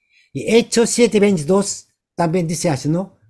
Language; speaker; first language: Spanish; non-native, learner; Korean